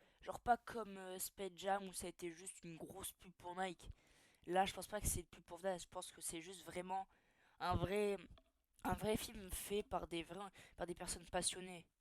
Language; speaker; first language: French; native; French